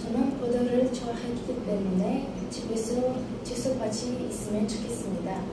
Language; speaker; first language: Korean; non-native, learner; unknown